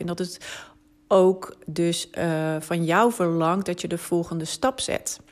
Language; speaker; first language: Dutch; native; Dutch